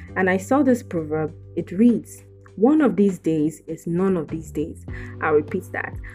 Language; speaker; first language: English; non-native, local second language; Yoruba